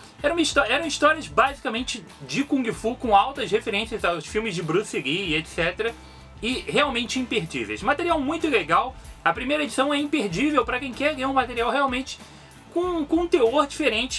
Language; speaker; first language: Portuguese; native; Portuguese